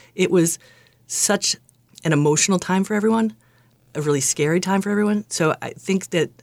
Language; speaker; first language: English; native; English